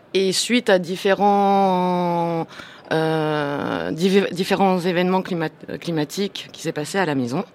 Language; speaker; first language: French; non-native, fluent; English